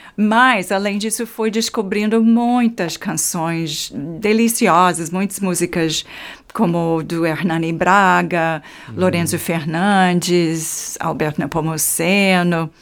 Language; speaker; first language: Portuguese; non-native, fluent; English